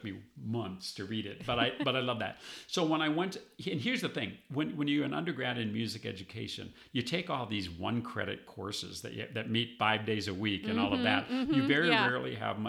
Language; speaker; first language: English; native; English